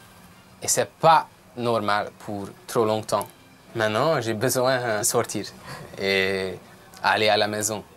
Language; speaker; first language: French; non-native, learner; Spanish